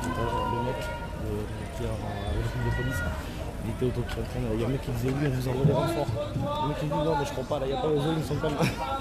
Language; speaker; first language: French; native; French